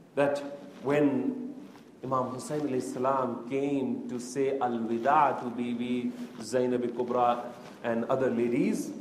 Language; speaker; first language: English; non-native, local second language; Urdu